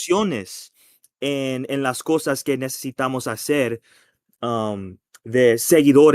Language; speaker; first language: Spanish; non-native, fluent; English